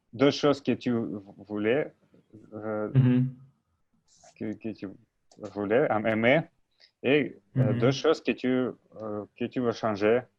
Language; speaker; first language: French; non-native, learner; Russian